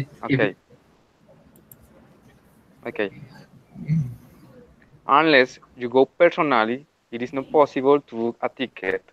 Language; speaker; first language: English; non-native, learner; Spanish